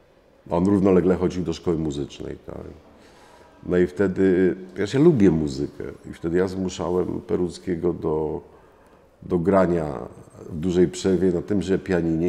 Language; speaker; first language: Polish; native; Polish